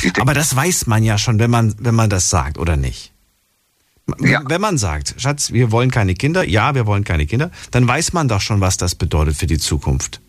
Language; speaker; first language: German; native; German